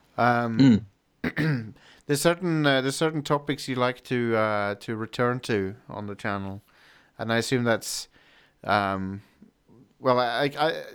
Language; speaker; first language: English; non-native, fluent; Norwegian